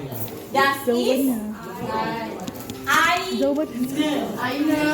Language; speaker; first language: German; non-native, learner; Indonesian